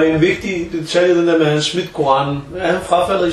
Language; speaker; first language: Danish; native; Danish